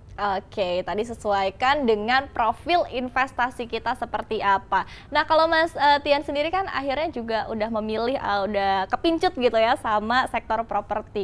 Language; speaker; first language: Indonesian; native; Indonesian